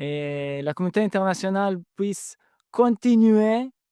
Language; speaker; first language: French; non-native, fluent; Hebrew